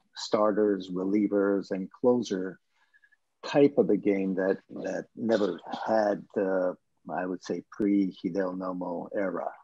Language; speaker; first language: English; non-native, fluent; Japanese